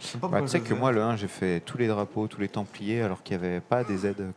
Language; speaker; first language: French; native; French